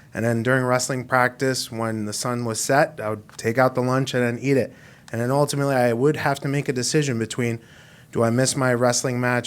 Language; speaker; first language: English; native; English